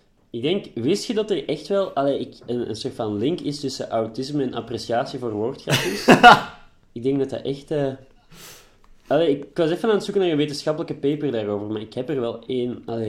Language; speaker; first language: Dutch; native; Dutch